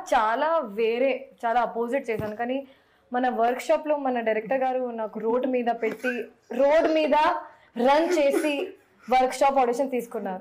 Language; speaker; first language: Telugu; non-native, learner; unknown